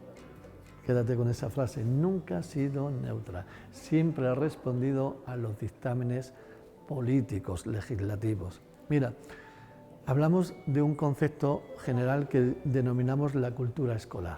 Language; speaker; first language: Spanish; native; Spanish